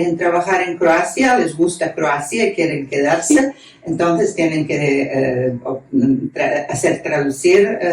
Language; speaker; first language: Spanish; non-native, fluent; Croatian